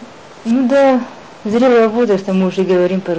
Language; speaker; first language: Russian; non-native, local second language; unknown